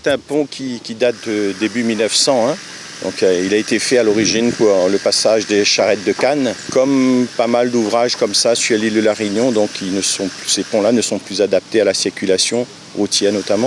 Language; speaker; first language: French; native; French